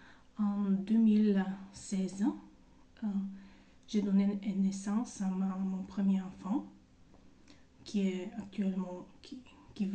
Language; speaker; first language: French; non-native, fluent; Bulgarian